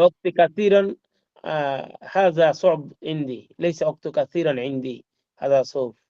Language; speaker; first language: Arabic; non-native, learner; Bangla